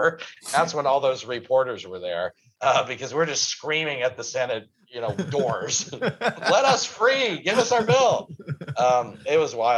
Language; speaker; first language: English; native; English